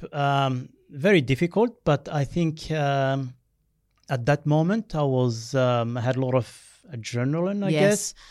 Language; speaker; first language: English; non-native, fluent; Berber languages